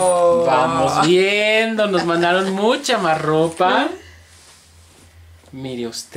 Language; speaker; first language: Spanish; native; Spanish